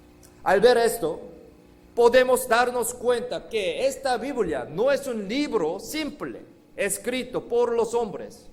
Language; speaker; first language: Spanish; non-native, fluent; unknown